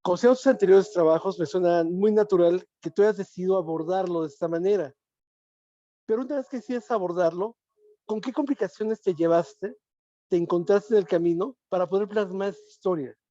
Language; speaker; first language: Spanish; native; Spanish